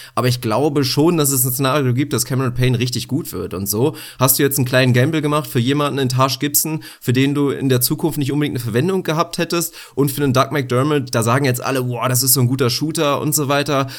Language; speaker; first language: German; native; German